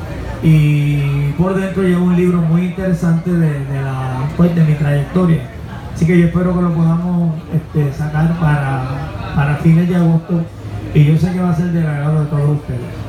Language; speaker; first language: Spanish; native; Spanish